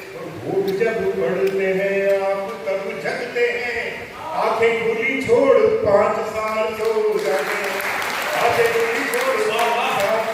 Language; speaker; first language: Hindi; non-native, local second language; Punjabi